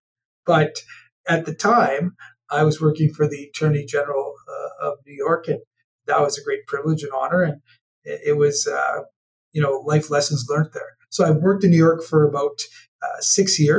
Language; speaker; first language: English; native; English